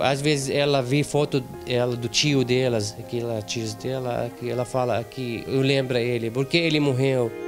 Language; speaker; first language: Portuguese; non-native, learner; Arabic